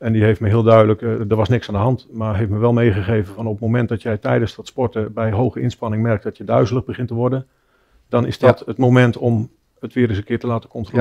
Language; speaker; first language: Dutch; native; Dutch